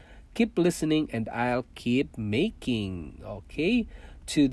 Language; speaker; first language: English; non-native, local second language; Cebuano